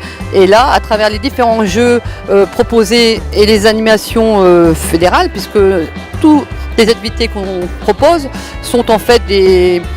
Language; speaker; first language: French; native; French